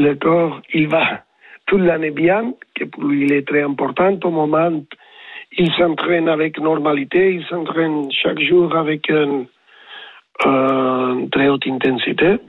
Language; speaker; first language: French; non-native, learner; Spanish